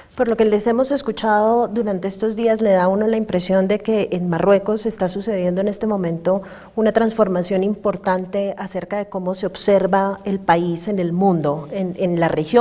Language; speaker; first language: Spanish; native; Spanish